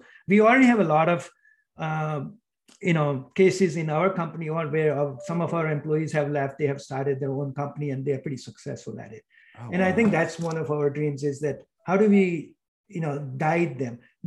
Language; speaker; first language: English; non-native, local second language; Gujarati